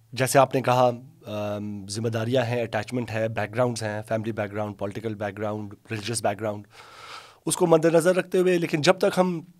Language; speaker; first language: Urdu; non-native, local second language; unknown